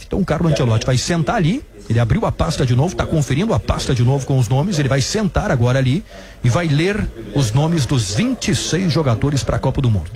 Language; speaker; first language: Portuguese; native; Portuguese